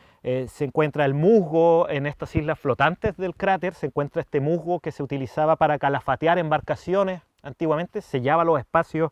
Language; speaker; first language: Spanish; native; Spanish